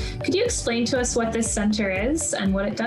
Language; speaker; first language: English; native; English